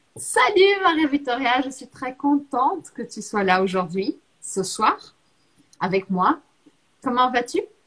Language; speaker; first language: French; non-native, fluent; Portuguese